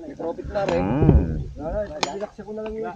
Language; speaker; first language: Filipino; native; Filipino